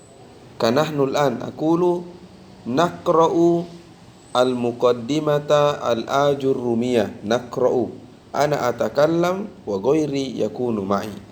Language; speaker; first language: Arabic; non-native, fluent; Indonesian